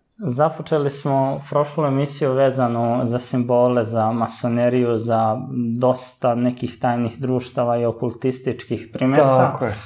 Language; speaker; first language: Serbian; native; Serbian